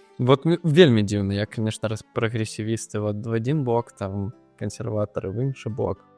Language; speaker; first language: Belarusian; non-native, local second language; Russian